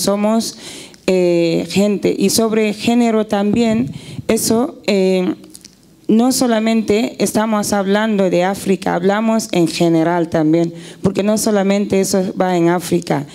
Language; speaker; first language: Spanish; non-native, fluent; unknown